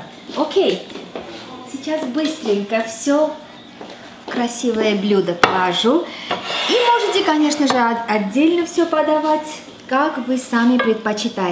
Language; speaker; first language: Russian; non-native, fluent; Armenian